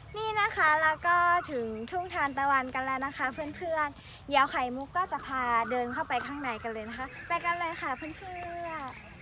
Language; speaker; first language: Thai; native; Thai